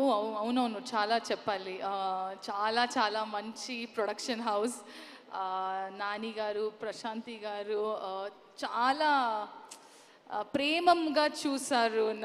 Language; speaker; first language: Telugu; non-native, learner; Kannada